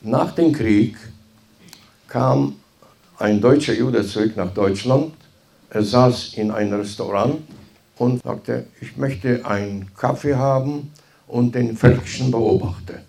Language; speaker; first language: German; non-native, fluent; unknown